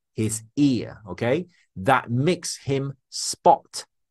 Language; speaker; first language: English; non-native, local second language; Cantonese